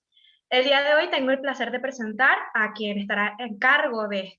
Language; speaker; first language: Spanish; native; Spanish